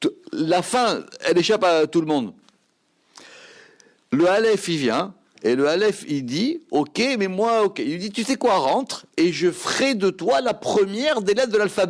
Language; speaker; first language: French; native; French